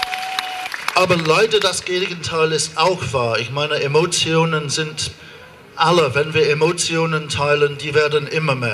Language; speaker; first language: German; non-native, fluent; English